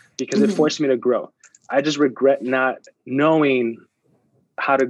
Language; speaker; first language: English; early bilingual, other home language; Spanish